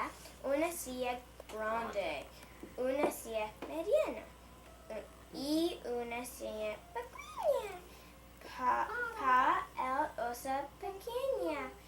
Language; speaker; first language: Spanish; non-native, learner; English